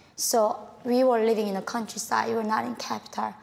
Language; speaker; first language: English; non-native, fluent; Korean